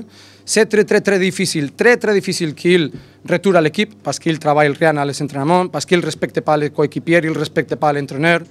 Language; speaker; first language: French; non-native, learner; Spanish